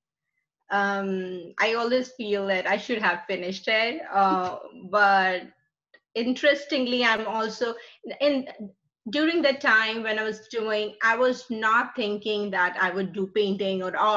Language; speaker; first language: English; non-native, local second language; Hindi